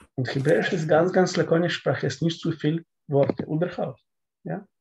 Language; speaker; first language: German; non-native, learner; Russian